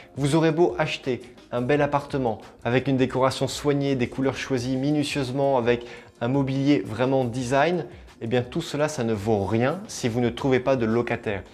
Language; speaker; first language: French; native; French